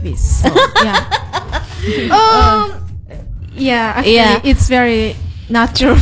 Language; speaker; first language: English; non-native, learner; Japanese